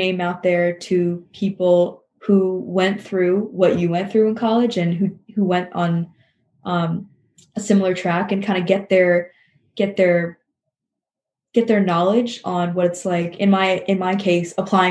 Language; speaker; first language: English; native; English